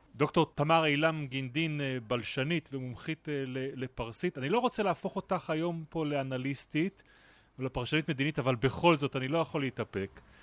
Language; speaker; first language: Hebrew; native; Hebrew